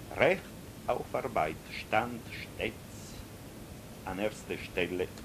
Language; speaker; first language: German; non-native, local second language; Italian